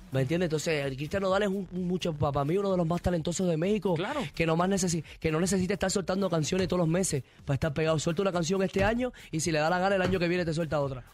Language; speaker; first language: Spanish; native; Spanish